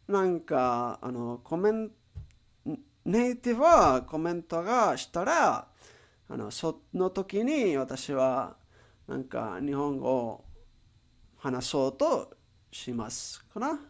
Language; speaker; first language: Japanese; non-native, learner; Spanish